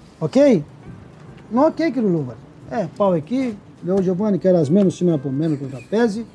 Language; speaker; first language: Greek; non-native, fluent; Portuguese